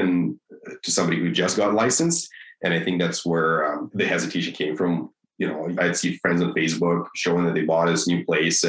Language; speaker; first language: English; non-native, fluent; Russian